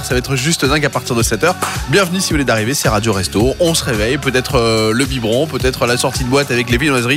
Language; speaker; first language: French; native; French